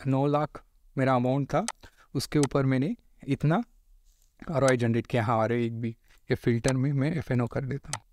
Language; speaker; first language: Hindi; non-native, local second language; Marathi